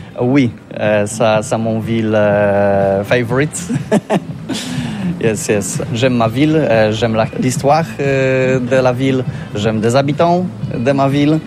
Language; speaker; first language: French; non-native, learner; Polish